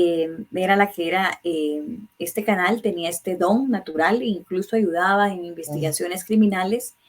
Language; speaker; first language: Spanish; native; Spanish